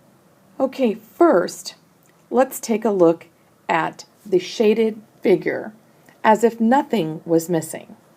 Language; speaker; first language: English; native; English